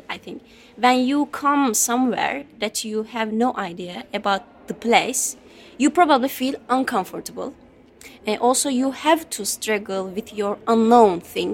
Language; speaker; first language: English; non-native, learner; Turkish